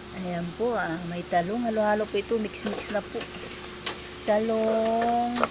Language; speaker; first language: Filipino; non-native, local second language; Cebuano